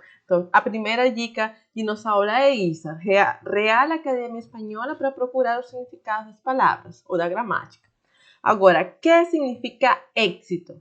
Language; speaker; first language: Portuguese; non-native, fluent; Spanish